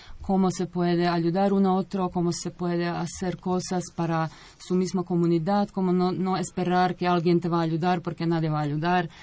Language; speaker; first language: Spanish; non-native, fluent; Croatian